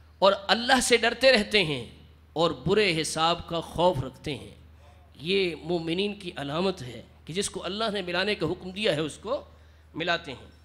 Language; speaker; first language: Urdu; non-native, local second language; Punjabi